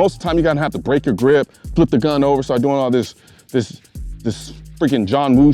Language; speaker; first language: English; native; English